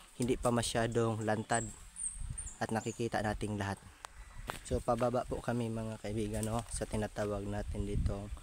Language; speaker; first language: Filipino; non-native, local second language; Masbatenyo